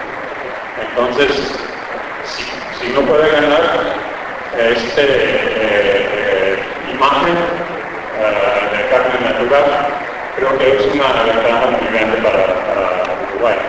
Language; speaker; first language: Spanish; non-native, fluent; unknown